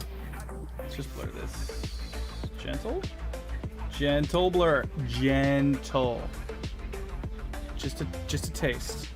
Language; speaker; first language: English; native; English